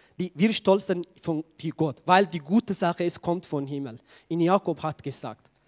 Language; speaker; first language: German; non-native, learner; Tigrinya